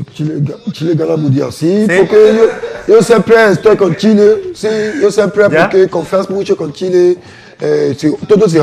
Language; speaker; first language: Spanish; non-native, learner; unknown